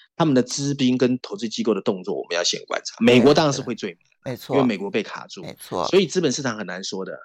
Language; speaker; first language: Chinese; native; Chinese